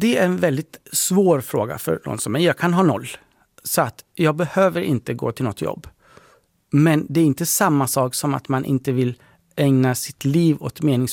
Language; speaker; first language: Swedish; early bilingual, other home language; Persian